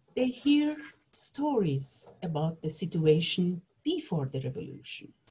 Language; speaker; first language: English; non-native, learner; Persian